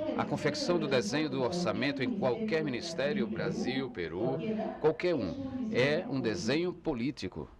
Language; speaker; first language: Portuguese; non-native, fluent; Spanish